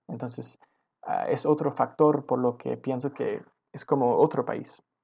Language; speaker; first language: Spanish; non-native, learner; English